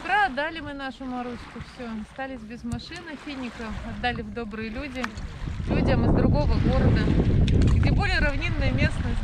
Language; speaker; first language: Russian; native; Russian